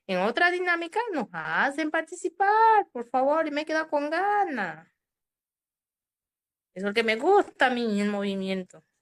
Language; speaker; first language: Spanish; native; Spanish